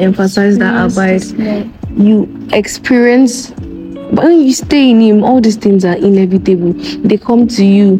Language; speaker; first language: English; non-native, local second language; Yoruba